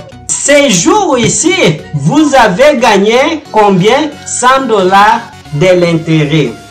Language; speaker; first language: French; non-native, learner; Portuguese